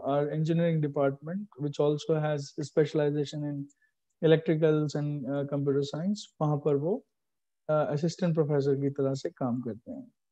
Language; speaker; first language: Hindi; native; Hindi